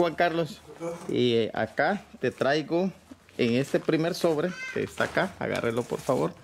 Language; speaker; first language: Spanish; native; Spanish